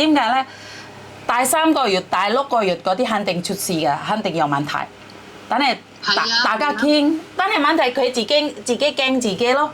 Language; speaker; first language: Cantonese; non-native, fluent; Javanese